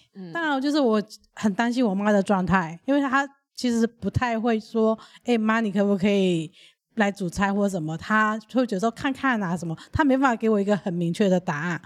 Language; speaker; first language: Chinese; early bilingual, other home language; Burmese